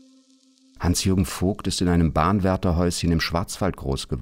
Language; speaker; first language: German; native; German